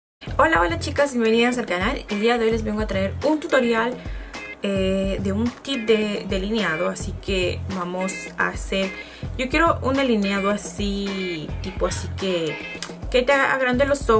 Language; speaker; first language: Spanish; native; Spanish